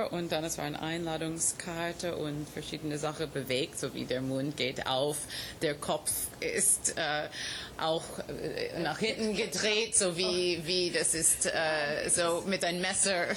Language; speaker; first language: German; non-native, fluent; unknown